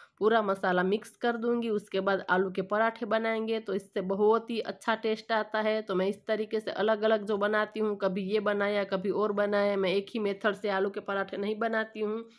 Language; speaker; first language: Hindi; non-native, local second language; Gujarati